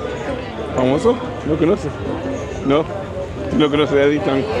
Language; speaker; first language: Spanish; non-native, learner; English